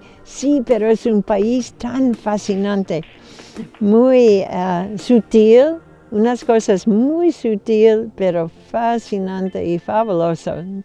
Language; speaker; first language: Spanish; non-native, fluent; English